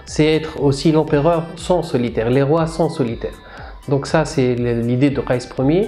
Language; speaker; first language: French; non-native, local second language; Arabic